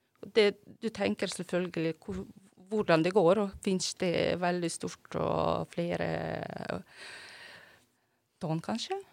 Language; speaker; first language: Norwegian; non-native, fluent; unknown